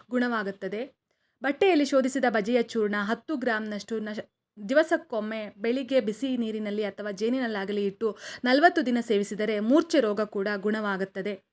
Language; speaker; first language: Kannada; native; Kannada